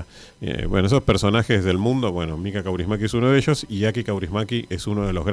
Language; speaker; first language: Spanish; native; Spanish